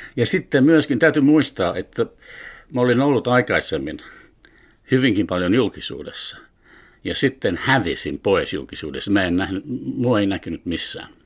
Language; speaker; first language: Finnish; non-native, fluent; English